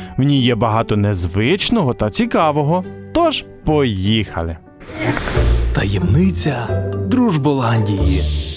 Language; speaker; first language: Ukrainian; native; Ukrainian